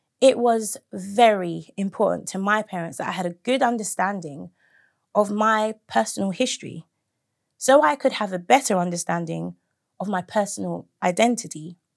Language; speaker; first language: English; native; English